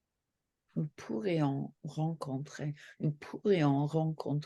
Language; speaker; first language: French; non-native, learner; English